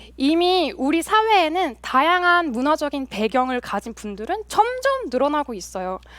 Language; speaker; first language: Korean; early bilingual, heritage; Korean